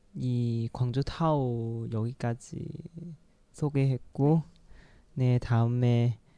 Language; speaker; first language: Korean; non-native, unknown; Chinese